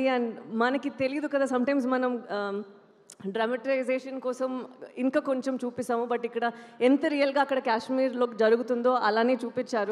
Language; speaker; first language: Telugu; non-native, local second language; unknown